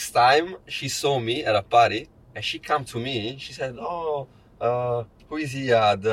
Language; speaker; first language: English; non-native, learner; Italian